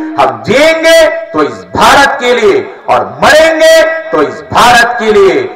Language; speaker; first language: Hindi; non-native, local second language; Marathi